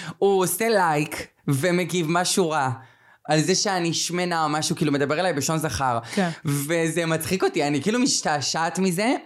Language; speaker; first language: Hebrew; native; Hebrew